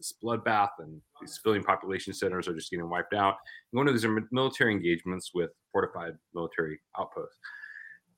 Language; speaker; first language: English; native; English